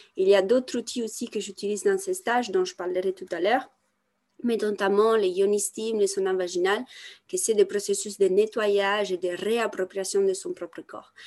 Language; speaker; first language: French; non-native, fluent; Italian